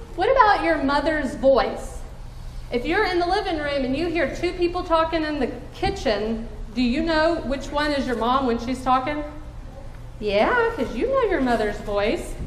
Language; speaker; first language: English; native; English